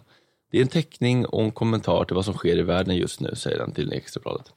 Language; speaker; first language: Swedish; native; Swedish